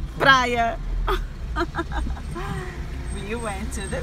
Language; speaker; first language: English; non-native, learner; Portuguese